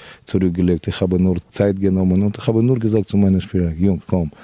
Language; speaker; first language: German; non-native, fluent; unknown